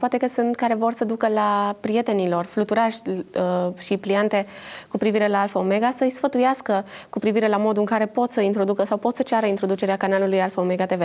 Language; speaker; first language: Romanian; native; Romanian